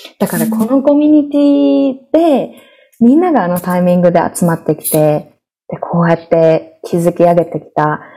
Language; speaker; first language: Japanese; native; Japanese